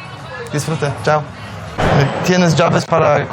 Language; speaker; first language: Spanish; non-native, learner; Polish